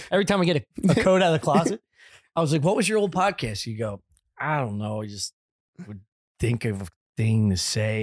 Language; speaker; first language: English; native; English